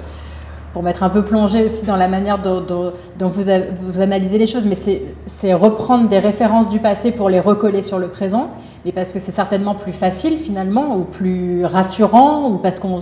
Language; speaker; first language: French; native; French